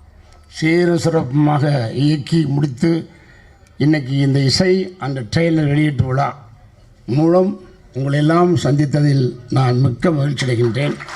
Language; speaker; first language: Tamil; native; Tamil